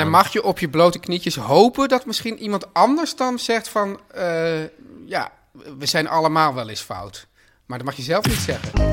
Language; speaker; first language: Dutch; native; Dutch